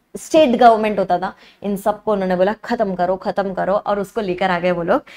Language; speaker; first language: Hindi; native; Hindi